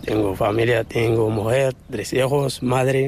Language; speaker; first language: Spanish; non-native, learner; Arabic